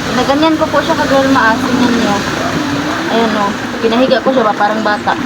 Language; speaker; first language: Filipino; non-native, local second language; Cebuano